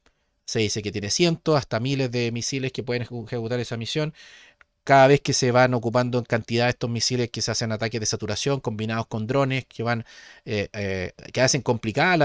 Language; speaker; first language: Spanish; native; Spanish